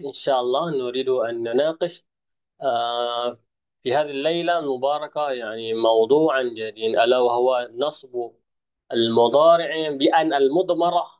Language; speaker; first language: Arabic; non-native, fluent; Malay